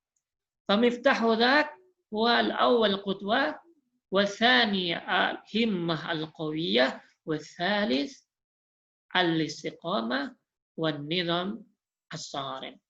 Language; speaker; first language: Arabic; non-native, fluent; Indonesian